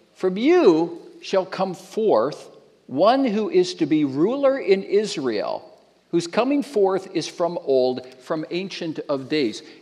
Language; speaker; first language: English; native; English